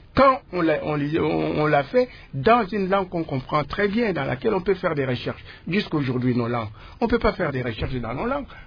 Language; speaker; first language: French; non-native, local second language; Lingala